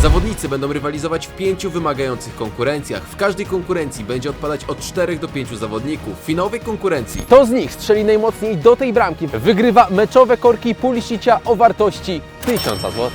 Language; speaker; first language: Polish; native; Polish